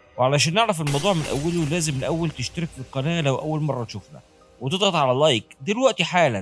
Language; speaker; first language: Arabic; native; Arabic